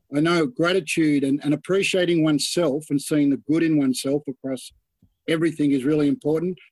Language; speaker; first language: English; native; English